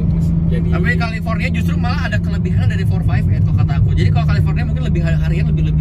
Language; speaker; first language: Indonesian; native; Indonesian